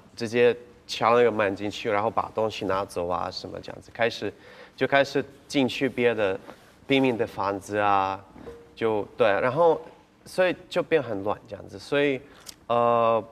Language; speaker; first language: Chinese; non-native, fluent; Ukrainian